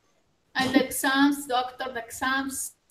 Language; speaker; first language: English; non-native, learner; Spanish